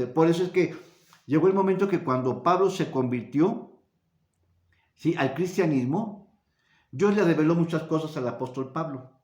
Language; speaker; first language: Spanish; native; Spanish